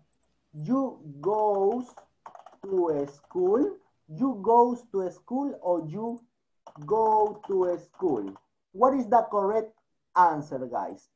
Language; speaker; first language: English; non-native, fluent; Spanish